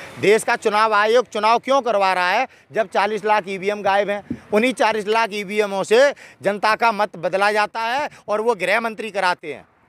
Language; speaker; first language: Hindi; native; Hindi